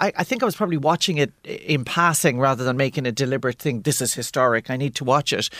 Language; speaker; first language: English; native; English